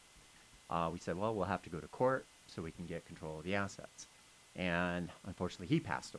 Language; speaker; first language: English; native; English